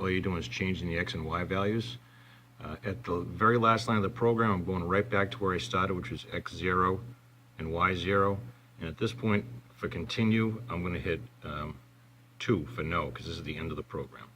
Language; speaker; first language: English; native; English